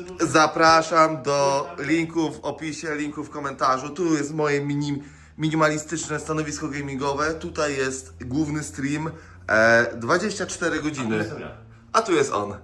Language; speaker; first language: Polish; native; Polish